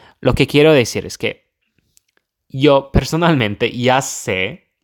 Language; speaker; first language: Spanish; non-native, fluent; English